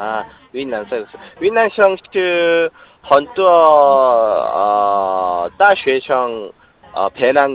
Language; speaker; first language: Chinese; non-native, learner; Korean